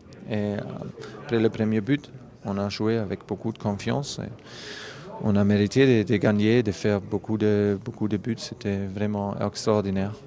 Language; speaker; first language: French; non-native, fluent; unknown